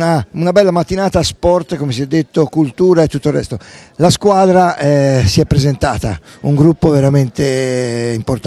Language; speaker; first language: Italian; native; Italian